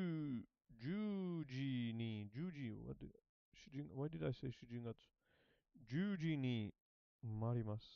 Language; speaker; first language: Japanese; non-native, learner; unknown